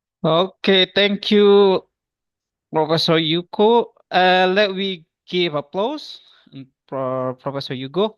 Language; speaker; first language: English; non-native, fluent; Indonesian